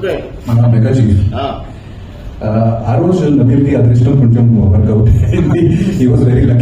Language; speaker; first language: Telugu; non-native, fluent; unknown